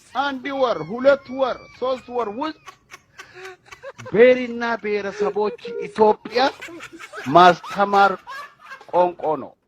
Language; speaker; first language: Amharic; non-native, local second language; Oromo